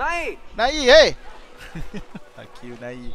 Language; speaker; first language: English; non-native, local second language; Malay